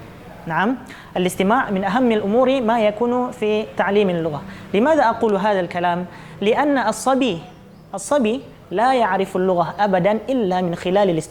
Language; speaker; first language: Arabic; non-native, fluent; Indonesian